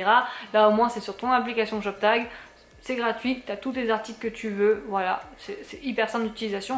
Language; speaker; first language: French; native; French